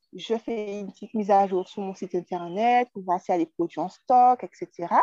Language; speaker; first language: French; native; French